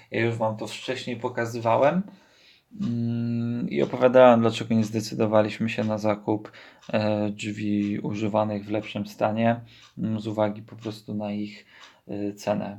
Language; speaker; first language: Polish; native; Polish